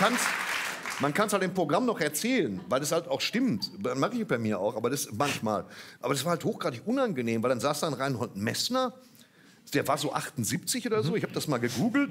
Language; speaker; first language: German; native; German